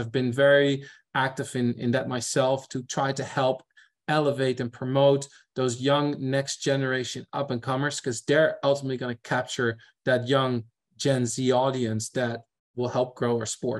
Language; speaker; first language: English; non-native, fluent; Dutch